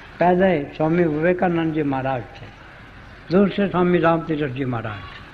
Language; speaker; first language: Urdu; non-native, local second language; Punjabi